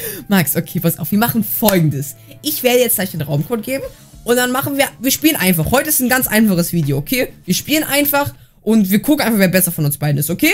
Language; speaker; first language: German; native; German